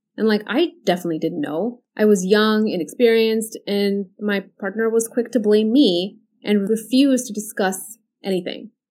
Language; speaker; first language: English; early bilingual, other home language; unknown